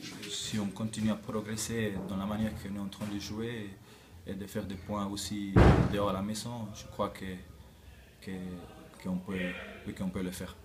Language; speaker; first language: French; non-native, local second language; German